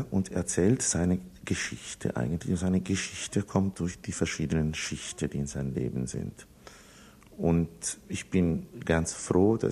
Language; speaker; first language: German; non-native, fluent; Italian